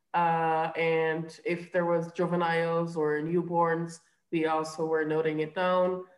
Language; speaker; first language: English; non-native, fluent; Portuguese